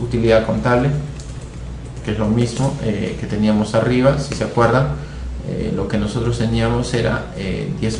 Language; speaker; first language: Spanish; native; Spanish